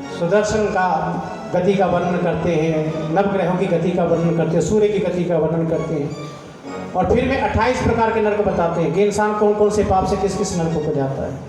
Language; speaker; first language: Hindi; non-native, local second language; Punjabi